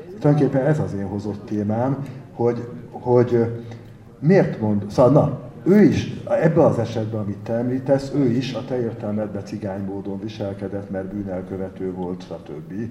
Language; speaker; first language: Hungarian; native; Hungarian